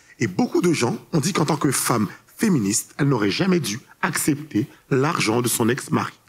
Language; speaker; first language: French; early bilingual, other home language; Haitian Creole